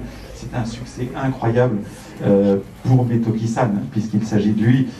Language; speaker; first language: French; native; French